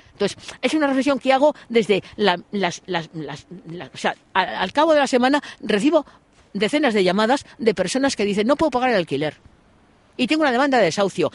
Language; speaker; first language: Spanish; native; Spanish